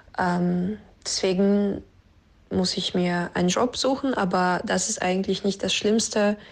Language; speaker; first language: German; non-native, fluent; Russian